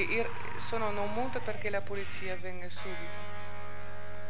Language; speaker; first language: Italian; non-native, learner; Dutch